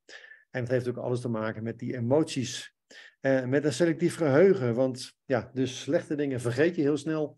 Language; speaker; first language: Dutch; native; Dutch